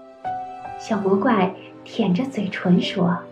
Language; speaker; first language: Chinese; native; Chinese